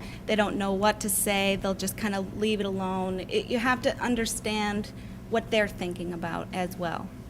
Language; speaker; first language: English; native; English